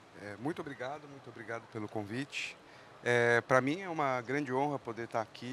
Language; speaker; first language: Portuguese; native; Portuguese